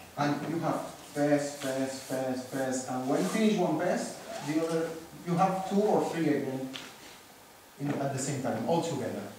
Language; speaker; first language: English; non-native, fluent; Spanish